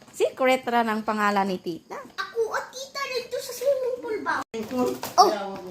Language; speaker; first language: Filipino; native; Filipino